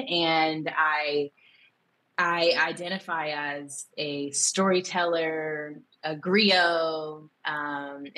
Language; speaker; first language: English; native; English